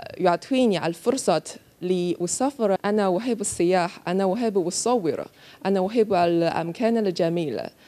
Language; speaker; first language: Arabic; non-native, learner; Chinese